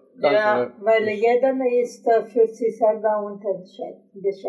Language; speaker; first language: German; non-native, fluent; Italian